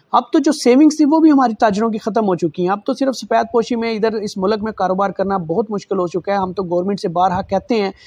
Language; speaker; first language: Urdu; non-native, local second language; Saraiki